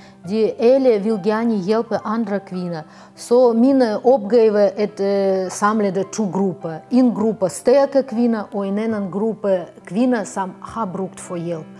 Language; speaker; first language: Danish; non-native, fluent; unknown